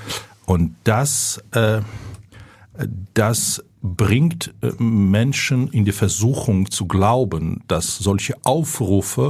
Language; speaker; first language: German; non-native, fluent; Ukrainian